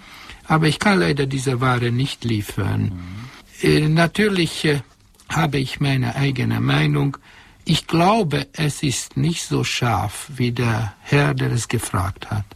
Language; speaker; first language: German; non-native, fluent; Hungarian